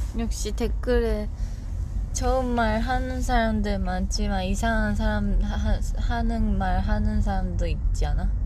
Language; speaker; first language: Korean; non-native, fluent; Japanese